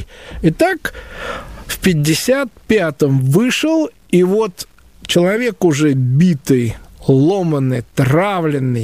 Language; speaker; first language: Russian; native; Russian